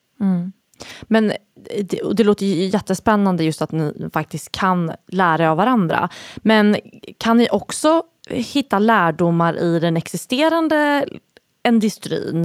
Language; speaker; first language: Swedish; native; Swedish